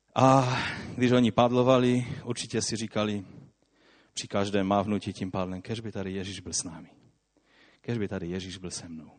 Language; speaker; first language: Czech; non-native, local second language; Polish